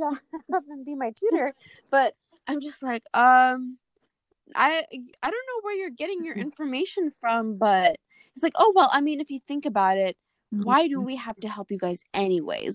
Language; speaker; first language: English; native; English